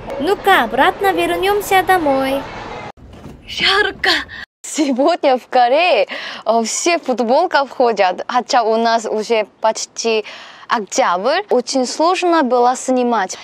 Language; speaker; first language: Russian; non-native, learner; Korean